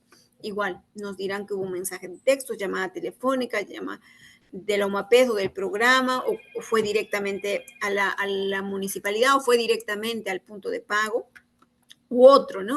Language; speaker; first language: Spanish; native; Spanish